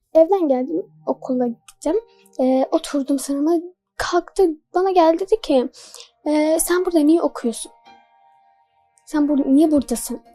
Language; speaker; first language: Turkish; early bilingual, other home language; Arabic